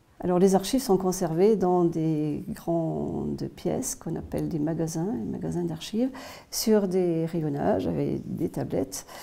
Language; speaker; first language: French; native; French